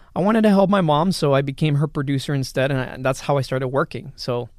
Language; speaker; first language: English; early bilingual, other home language; Spanish